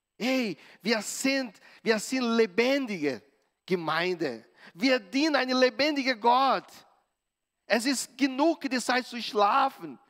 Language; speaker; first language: German; non-native, fluent; Portuguese